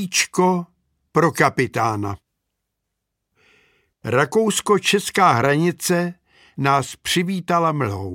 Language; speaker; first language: Czech; native; Czech